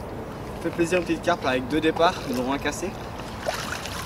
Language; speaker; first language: French; native; French